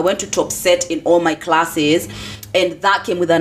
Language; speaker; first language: English; native; English